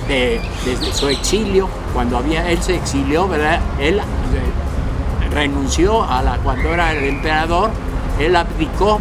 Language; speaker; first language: Spanish; native; Spanish